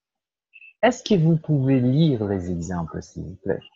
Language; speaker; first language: French; non-native, fluent; Portuguese